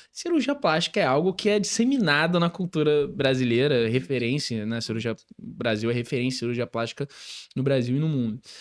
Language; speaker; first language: Portuguese; native; Portuguese